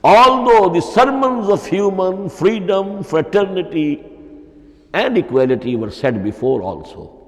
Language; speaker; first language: English; non-native, local second language; Urdu